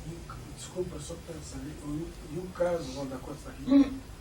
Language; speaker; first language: Portuguese; native; Portuguese